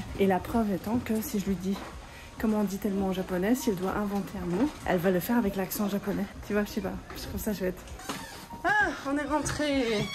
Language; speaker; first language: French; native; French